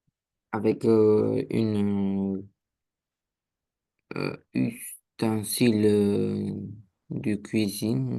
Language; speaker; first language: French; non-native, learner; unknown